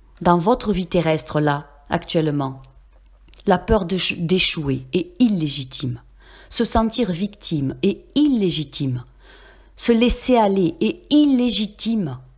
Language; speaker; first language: French; native; French